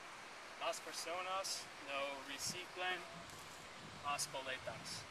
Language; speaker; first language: Spanish; non-native, learner; English